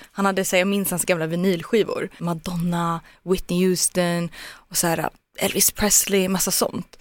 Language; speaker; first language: Swedish; early bilingual, other home language; Turoyo